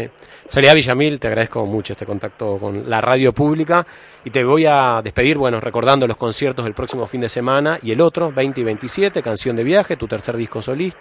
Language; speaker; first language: Spanish; native; Spanish